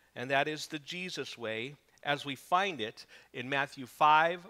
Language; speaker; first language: English; native; English